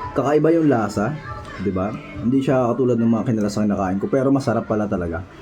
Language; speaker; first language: Filipino; non-native, local second language; Bikol